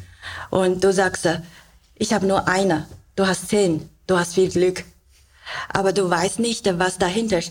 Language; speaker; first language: German; non-native, learner; Chinese